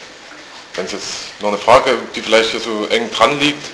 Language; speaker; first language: German; native; German